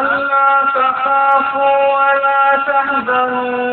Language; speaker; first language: Arabic; native; Arabic